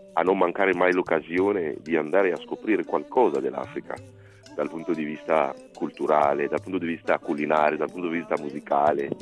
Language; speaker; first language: Italian; non-native, fluent; Ewe